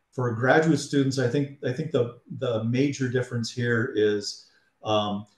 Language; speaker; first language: English; native; English